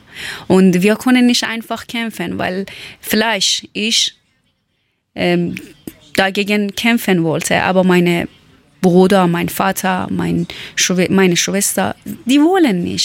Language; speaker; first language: German; non-native, learner; Persian